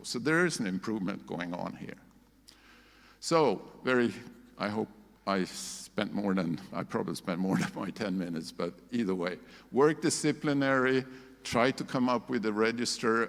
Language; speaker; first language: English; non-native, fluent; Swedish